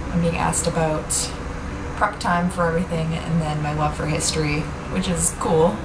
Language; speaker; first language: English; native; English